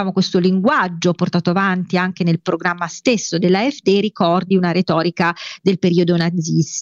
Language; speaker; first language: Italian; native; Italian